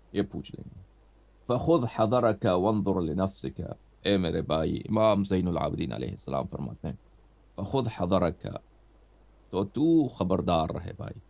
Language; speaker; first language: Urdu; non-native, fluent; Persian